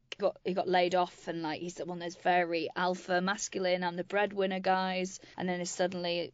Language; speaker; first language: English; native; English